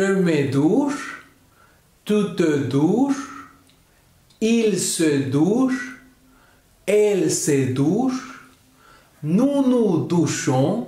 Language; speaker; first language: French; non-native, learner; Spanish